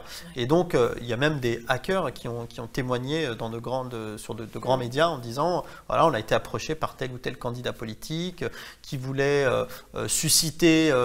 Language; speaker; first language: French; native; French